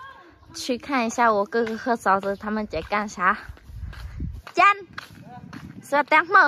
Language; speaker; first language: Chinese; non-native, fluent; Lao